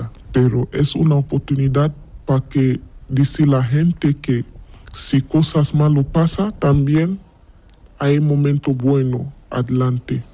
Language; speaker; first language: Spanish; non-native, learner; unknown